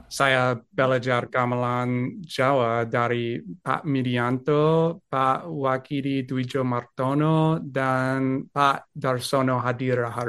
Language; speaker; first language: Indonesian; non-native, learner; English